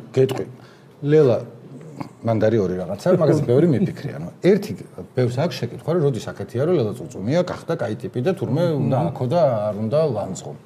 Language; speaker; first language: Georgian; native; Georgian